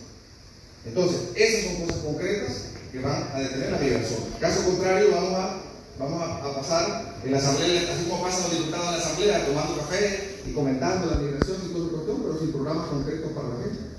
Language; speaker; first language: Spanish; native; Spanish